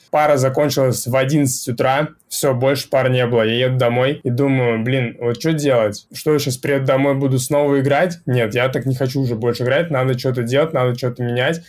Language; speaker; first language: Russian; native; Russian